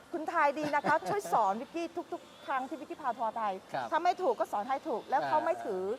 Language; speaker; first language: Thai; non-native, fluent; Malay